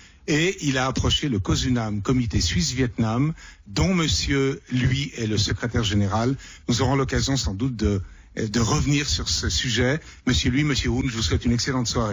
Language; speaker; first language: French; native; French